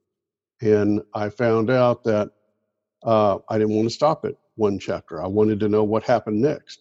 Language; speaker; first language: English; native; English